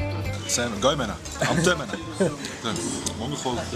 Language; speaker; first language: Mongolian; non-native, learner; Ukrainian